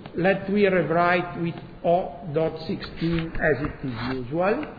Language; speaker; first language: English; non-native, fluent; Italian